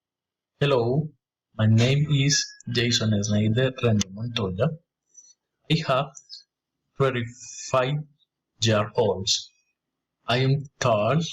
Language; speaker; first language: English; non-native, learner; Spanish